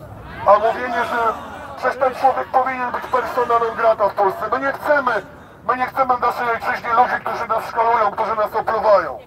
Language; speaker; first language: Polish; native; Polish